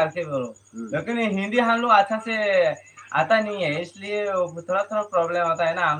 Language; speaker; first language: Hindi; non-native, local second language; Kok Borok